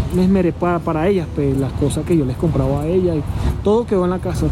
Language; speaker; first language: Spanish; native; Spanish